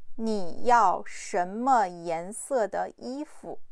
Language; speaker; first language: Chinese; non-native, fluent; Urdu